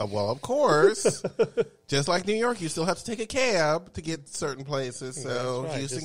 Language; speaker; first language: English; native; English